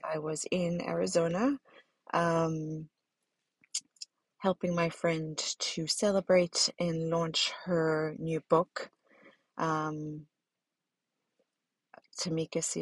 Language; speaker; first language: English; native; English